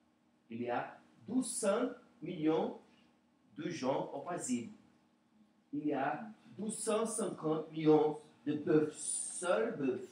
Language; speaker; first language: French; non-native, learner; Portuguese